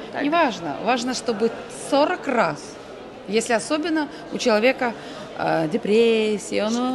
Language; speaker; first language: Polish; non-native, learner; Russian